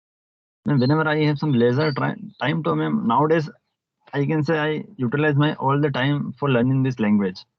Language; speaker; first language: English; non-native, local second language; Hindi